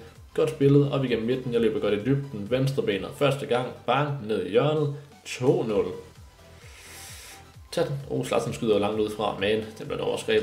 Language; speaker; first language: Danish; native; Danish